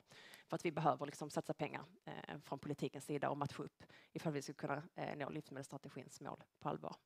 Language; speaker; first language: Swedish; native; Swedish